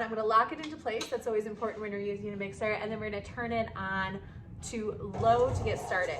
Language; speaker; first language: English; native; English